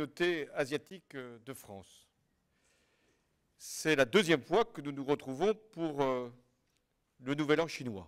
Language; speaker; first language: French; native; French